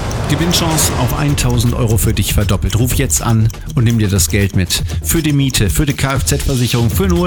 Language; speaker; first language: German; native; German